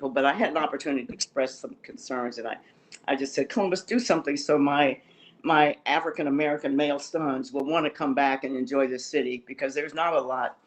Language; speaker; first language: English; native; English